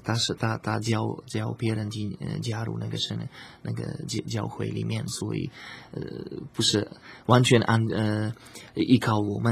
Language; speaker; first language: Chinese; non-native, learner; Slovak